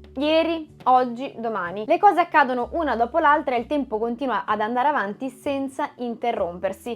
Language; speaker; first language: Italian; native; Italian